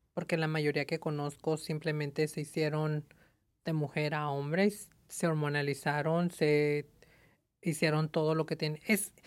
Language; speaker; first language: Spanish; early bilingual, heritage; Spanish